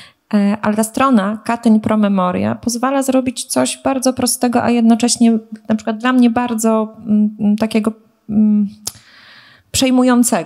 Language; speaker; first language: Polish; native; Polish